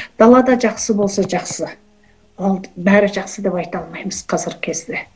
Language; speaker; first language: Kazakh; early bilingual, heritage; Kazakh